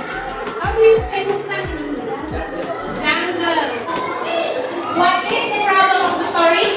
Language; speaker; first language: English; non-native, fluent; Indonesian